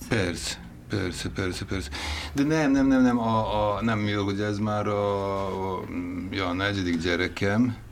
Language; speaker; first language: Hungarian; non-native, local second language; Serbian